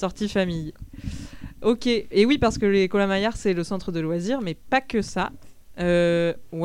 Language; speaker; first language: French; native; French